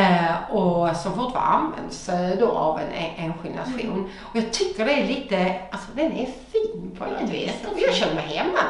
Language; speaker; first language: Swedish; native; Swedish